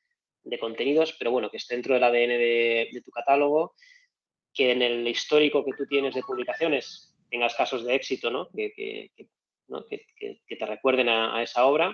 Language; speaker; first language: Spanish; native; Spanish